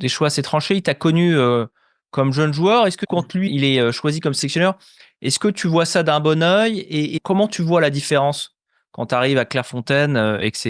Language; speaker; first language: French; native; French